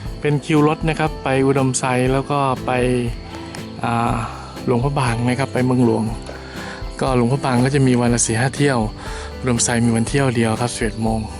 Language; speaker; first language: Thai; native; Thai